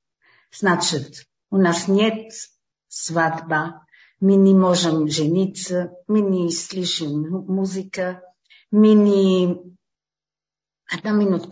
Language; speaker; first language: Russian; early bilingual, heritage; Hebrew